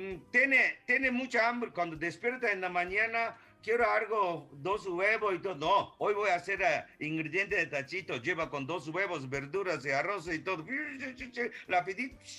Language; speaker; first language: Spanish; non-native, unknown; Japanese